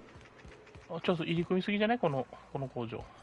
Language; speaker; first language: Japanese; native; Japanese